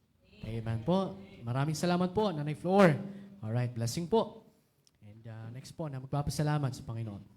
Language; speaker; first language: Filipino; native; Filipino